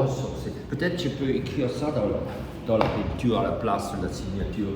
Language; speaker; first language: French; non-native, learner; German